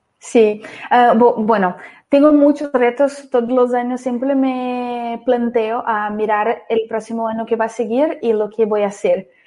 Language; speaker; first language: Spanish; non-native, fluent; Portuguese